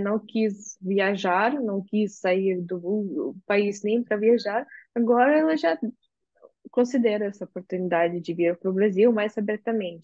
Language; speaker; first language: Portuguese; non-native, fluent; Russian